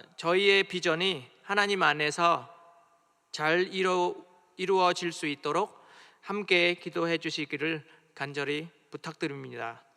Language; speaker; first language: Korean; non-native, fluent; Vietnamese